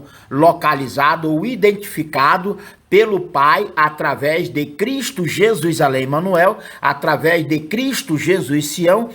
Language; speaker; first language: Portuguese; native; Portuguese